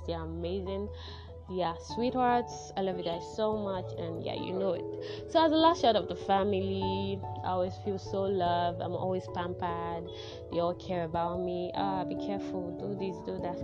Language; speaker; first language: English; non-native, local second language; Yoruba